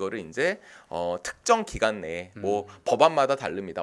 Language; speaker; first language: Korean; native; Korean